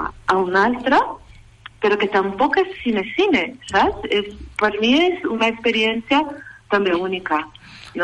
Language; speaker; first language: Catalan; non-native, fluent; Portuguese